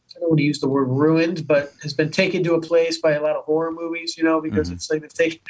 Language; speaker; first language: English; native; English